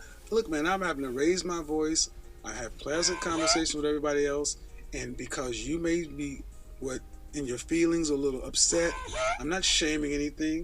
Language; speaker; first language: English; native; English